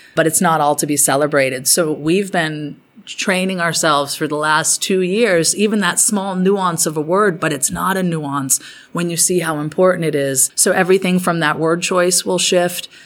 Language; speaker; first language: English; native; English